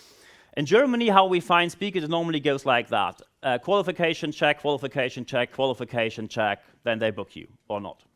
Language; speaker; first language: English; non-native, fluent; German